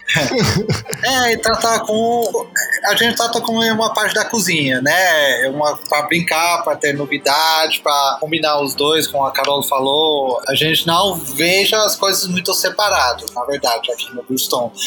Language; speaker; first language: Portuguese; non-native, fluent; English